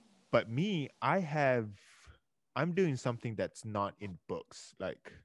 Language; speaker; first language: English; early bilingual, other home language; Japanese